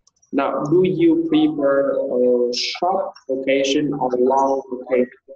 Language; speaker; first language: English; non-native, fluent; Vietnamese